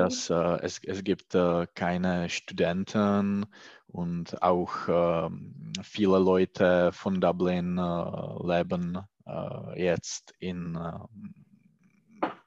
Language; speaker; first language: German; non-native, learner; Czech